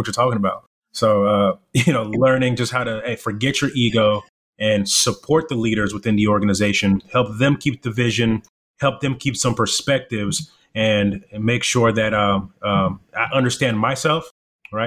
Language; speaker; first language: English; early bilingual, other home language; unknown